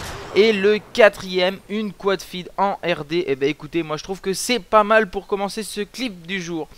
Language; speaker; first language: French; native; French